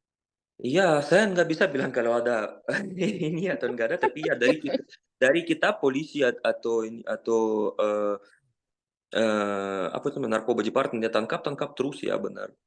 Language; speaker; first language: Indonesian; non-native, fluent; Russian